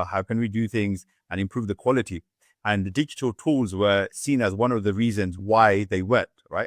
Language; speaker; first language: English; native; English